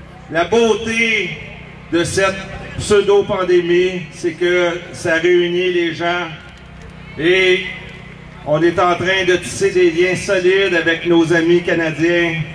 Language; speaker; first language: French; native; French